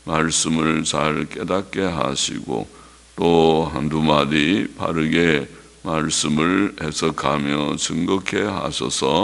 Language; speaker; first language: Korean; native; Korean